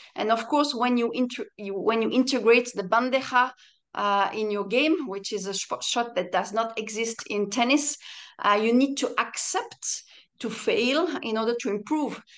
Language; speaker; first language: English; non-native, fluent; French